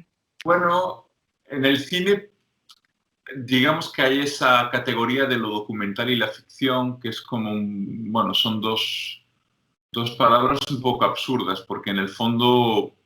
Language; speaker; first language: Spanish; non-native, fluent; German